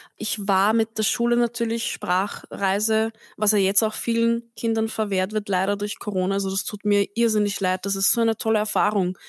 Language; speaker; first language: German; early bilingual, other home language; Turkish